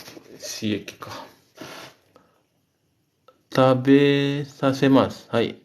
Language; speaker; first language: Japanese; non-native, fluent; Indonesian